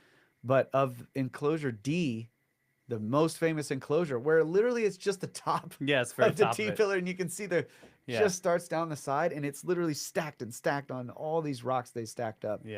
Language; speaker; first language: English; native; English